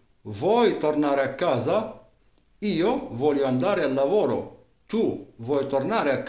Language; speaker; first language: Italian; non-native, fluent; Arabic